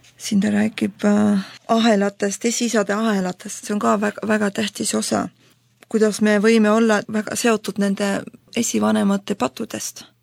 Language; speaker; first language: Estonian; non-native, local second language; Russian